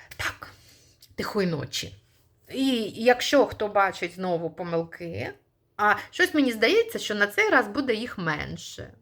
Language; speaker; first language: Ukrainian; non-native, local second language; Russian